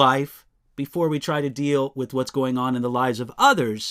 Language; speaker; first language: English; native; English